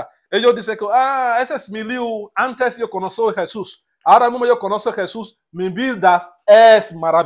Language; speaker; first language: Spanish; non-native, learner; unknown